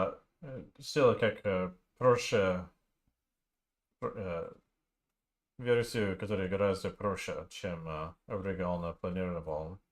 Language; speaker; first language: Russian; non-native, learner; English